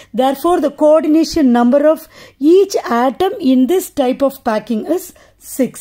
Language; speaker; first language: English; non-native, local second language; Tamil